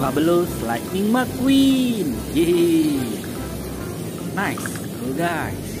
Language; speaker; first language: English; non-native, learner; Indonesian